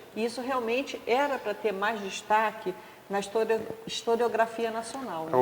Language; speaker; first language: Portuguese; native; Portuguese